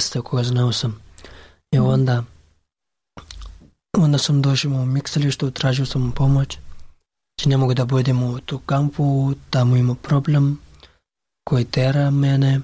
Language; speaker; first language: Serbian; non-native, learner; Pashto